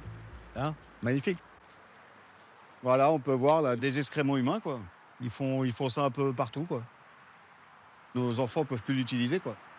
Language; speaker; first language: French; native; French